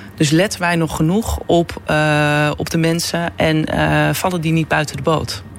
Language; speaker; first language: Dutch; native; Dutch